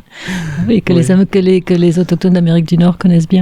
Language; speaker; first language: French; native; French